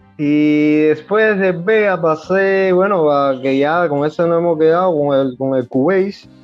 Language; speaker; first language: Spanish; native; Spanish